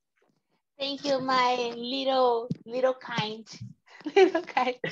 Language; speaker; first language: English; non-native, learner; Portuguese